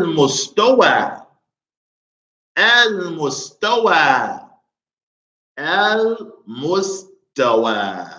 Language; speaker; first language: Arabic; non-native, fluent; English